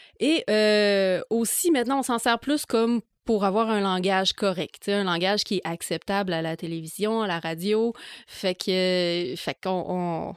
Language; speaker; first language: French; native; French